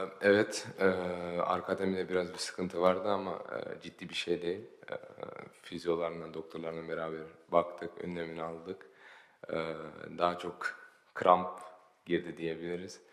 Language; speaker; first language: Turkish; early bilingual, heritage; Turkish